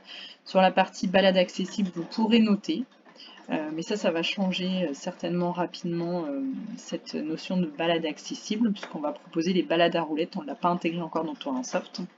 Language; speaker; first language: French; native; French